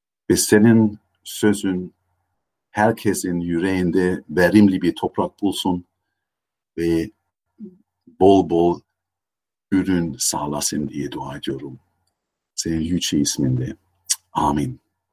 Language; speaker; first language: Turkish; non-native, fluent; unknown